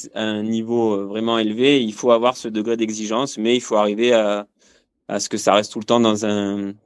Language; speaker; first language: French; native; French